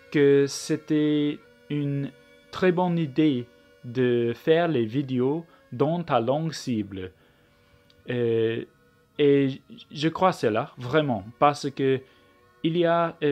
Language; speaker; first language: French; non-native, learner; English